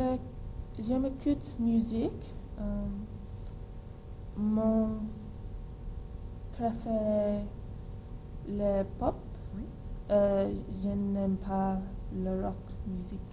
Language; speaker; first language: French; non-native, learner; English